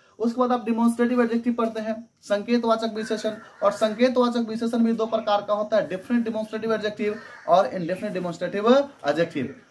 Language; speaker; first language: Hindi; native; Hindi